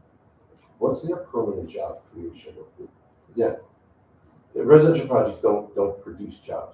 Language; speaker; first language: English; native; English